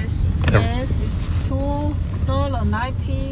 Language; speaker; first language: English; non-native, learner; Chinese